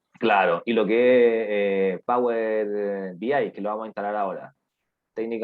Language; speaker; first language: Spanish; native; Spanish